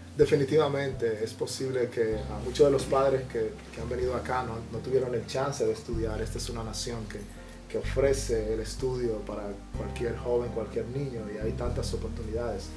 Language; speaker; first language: Spanish; native; Spanish